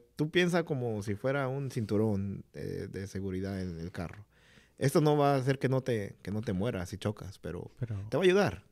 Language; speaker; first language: Spanish; early bilingual, heritage; Spanish